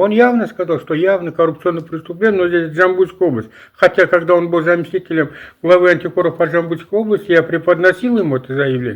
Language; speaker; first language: Russian; non-native, local second language; Kazakh